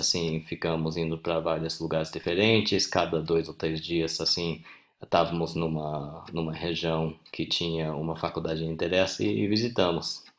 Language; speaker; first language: Portuguese; non-native, fluent; English